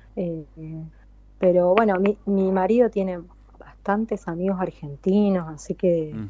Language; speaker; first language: Spanish; native; Spanish